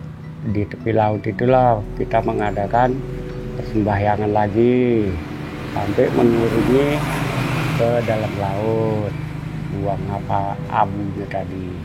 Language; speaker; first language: Indonesian; non-native, local second language; Balinese